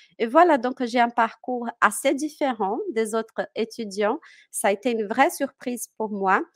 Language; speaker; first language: French; non-native, fluent; Portuguese